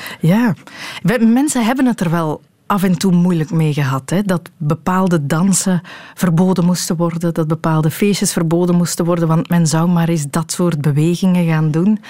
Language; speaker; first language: Dutch; native; Dutch